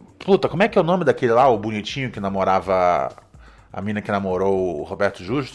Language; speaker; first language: Portuguese; native; Portuguese